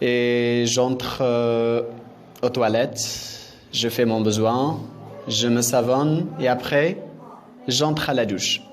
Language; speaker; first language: French; non-native, local second language; Arabic